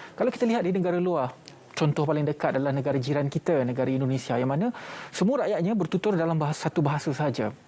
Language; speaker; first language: Malay; native; Malay